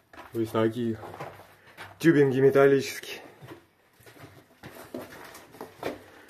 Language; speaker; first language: Russian; native; Russian